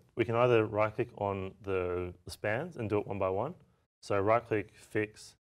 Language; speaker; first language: English; native; English